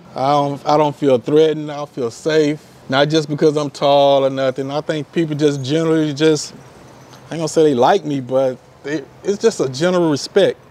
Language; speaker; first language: English; native; English